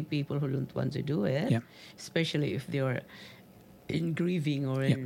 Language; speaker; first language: English; non-native, local second language; Cebuano